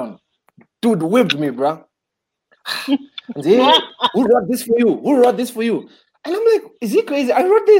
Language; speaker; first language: English; non-native, local second language; Shona